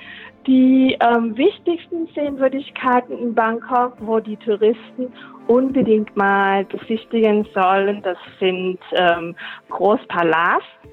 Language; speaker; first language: German; non-native, learner; Thai